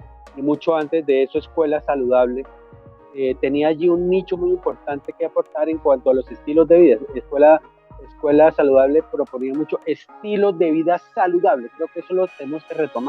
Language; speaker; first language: Spanish; native; Spanish